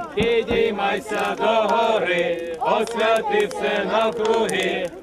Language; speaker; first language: Ukrainian; native; Ukrainian